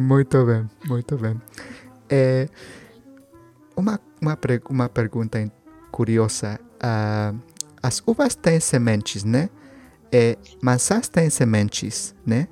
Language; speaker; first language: Portuguese; non-native, learner; Spanish